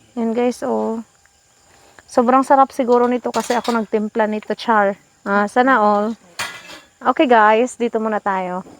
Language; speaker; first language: Filipino; non-native, local second language; Hiligaynon